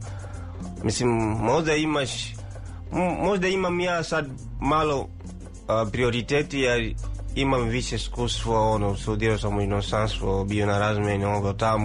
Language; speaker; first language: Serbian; non-native, fluent; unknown